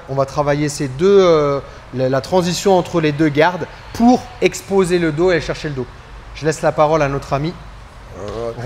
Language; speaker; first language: French; native; French